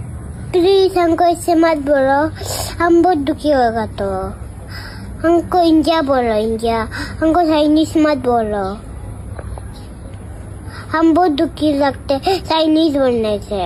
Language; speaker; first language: Hindi; non-native, local second language; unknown